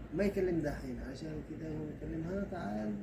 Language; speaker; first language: Arabic; non-native, learner; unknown